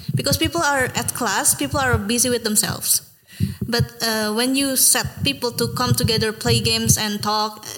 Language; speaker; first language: English; non-native, fluent; Indonesian